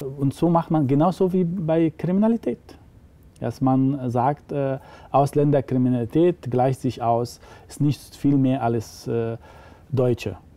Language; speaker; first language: German; non-native, fluent; Arabic